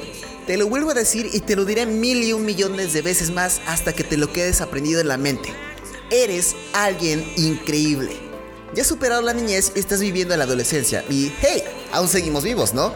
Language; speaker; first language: Spanish; native; Spanish